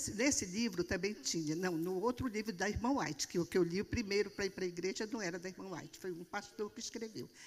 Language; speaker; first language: Portuguese; native; Portuguese